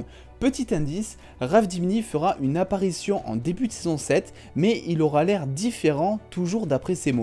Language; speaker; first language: French; native; French